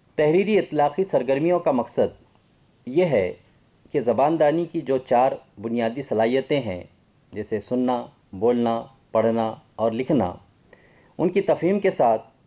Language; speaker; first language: Urdu; native; Urdu